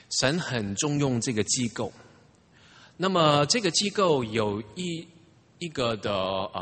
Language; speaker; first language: Chinese; non-native, local second language; Cantonese